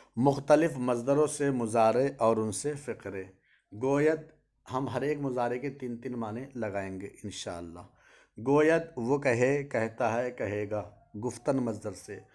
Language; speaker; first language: Urdu; native; Urdu